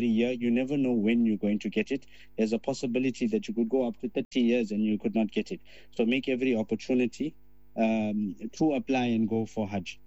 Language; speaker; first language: English; native; English